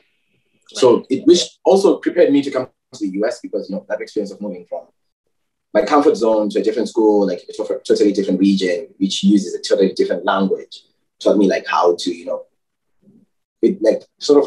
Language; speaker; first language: English; non-native, local second language; North Ndebele